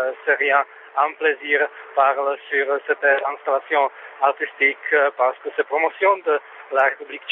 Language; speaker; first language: French; non-native, learner; Czech